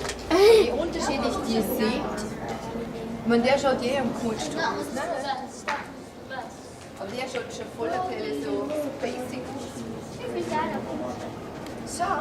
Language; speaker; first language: German; native; German